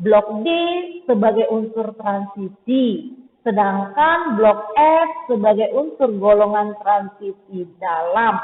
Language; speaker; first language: Indonesian; native; Indonesian